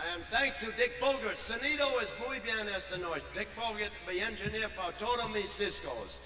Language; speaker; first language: Spanish; non-native, learner; English